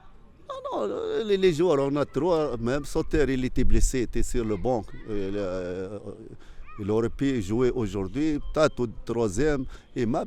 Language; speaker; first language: French; non-native, fluent; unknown